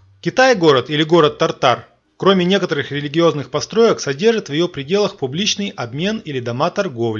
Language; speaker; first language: Russian; native; Russian